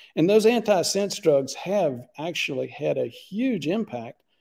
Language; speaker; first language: English; native; English